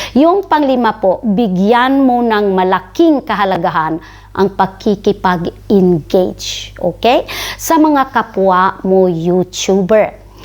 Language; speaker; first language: Filipino; non-native, local second language; Cebuano